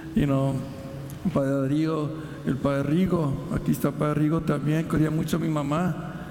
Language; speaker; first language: Spanish; early bilingual, heritage; Spanish